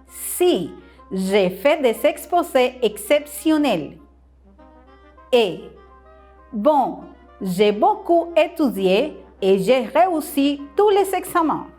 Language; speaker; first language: French; non-native, fluent; Spanish